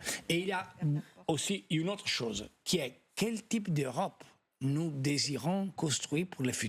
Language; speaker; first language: French; non-native, fluent; Italian